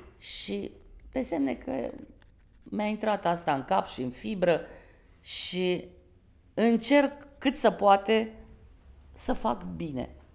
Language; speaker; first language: Romanian; native; Romanian